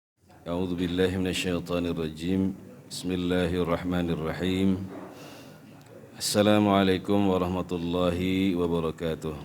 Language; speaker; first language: Arabic; non-native, fluent; Indonesian